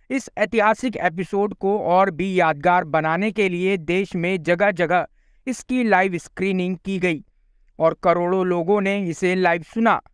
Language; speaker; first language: Hindi; native; Hindi